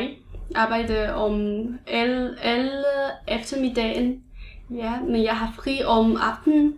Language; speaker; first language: Danish; non-native, learner; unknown